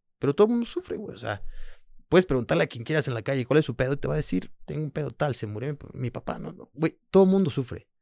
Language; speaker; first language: Spanish; early bilingual, other home language; French